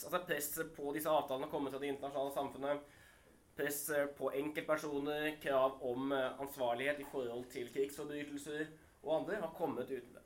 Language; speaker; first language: Norwegian; native; Norwegian